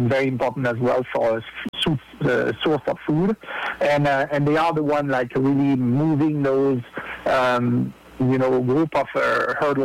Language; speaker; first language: English; non-native, fluent; French